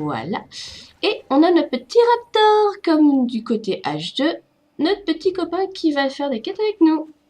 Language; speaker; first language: French; native; French